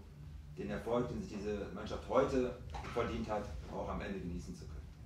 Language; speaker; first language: German; native; German